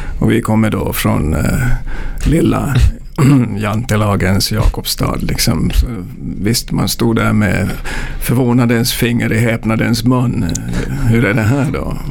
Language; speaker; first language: Swedish; native; Swedish